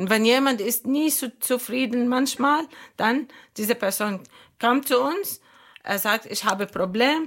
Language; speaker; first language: German; non-native, learner; Arabic